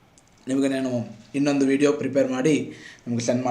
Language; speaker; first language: Kannada; non-native, fluent; Telugu